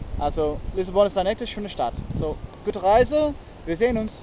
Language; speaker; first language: German; non-native, learner; English